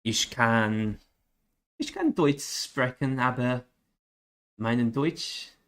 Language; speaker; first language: German; non-native, learner; English